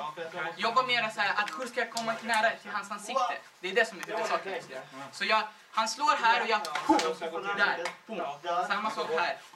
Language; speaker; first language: Swedish; non-native, fluent; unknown